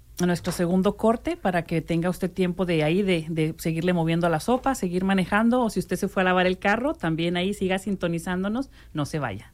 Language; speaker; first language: Spanish; native; Spanish